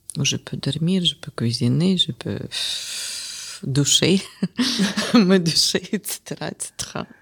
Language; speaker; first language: French; non-native, learner; Ukrainian